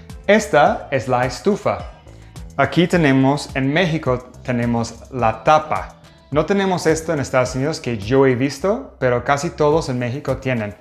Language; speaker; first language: Spanish; non-native, fluent; English